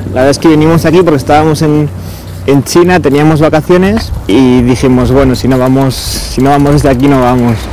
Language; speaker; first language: Spanish; native; Spanish